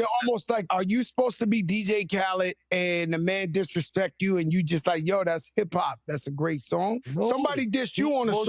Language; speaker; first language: English; native; English